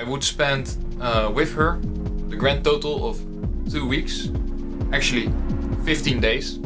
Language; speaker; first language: English; non-native, fluent; Dutch